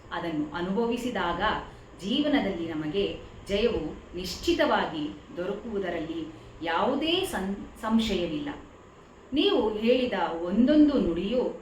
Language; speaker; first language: Kannada; native; Kannada